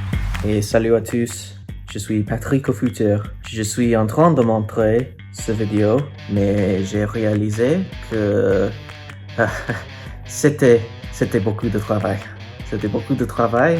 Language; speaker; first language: French; non-native, learner; English